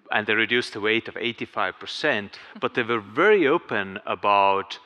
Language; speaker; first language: English; non-native, fluent; Estonian